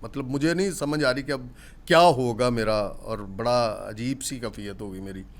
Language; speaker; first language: Urdu; non-native, local second language; Punjabi